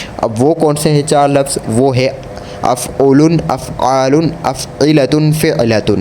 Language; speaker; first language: Urdu; native; Urdu